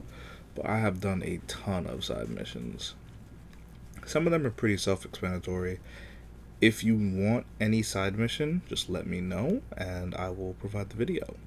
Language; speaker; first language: English; native; English